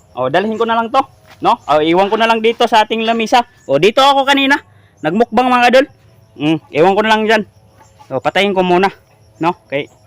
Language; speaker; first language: Filipino; non-native, local second language; Cebuano